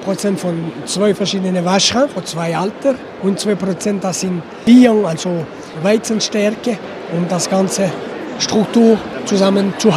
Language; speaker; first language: German; non-native, local second language; French